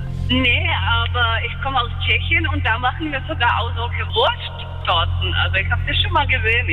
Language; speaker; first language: German; non-native, fluent; Czech